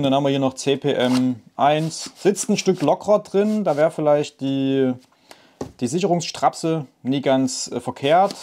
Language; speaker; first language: German; native; German